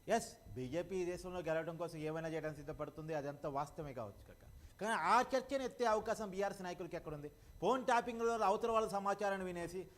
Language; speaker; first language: Telugu; native; Telugu